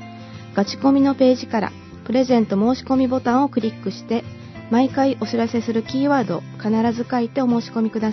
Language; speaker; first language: Japanese; native; Japanese